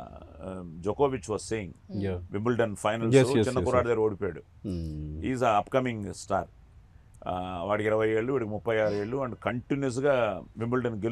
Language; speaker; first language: Telugu; native; Telugu